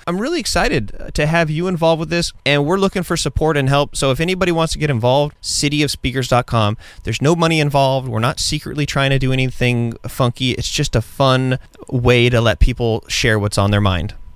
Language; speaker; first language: English; native; English